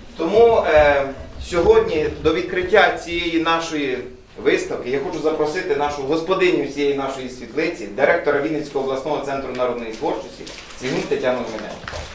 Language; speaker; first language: Ukrainian; native; Ukrainian